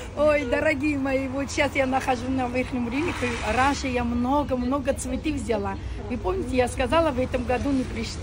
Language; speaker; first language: Russian; non-native, local second language; Armenian